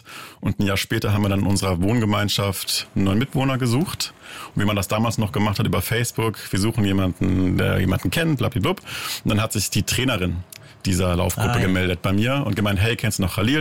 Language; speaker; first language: German; native; German